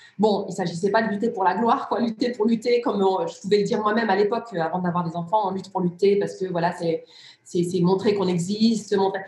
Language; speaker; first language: French; early bilingual, other home language; Riffian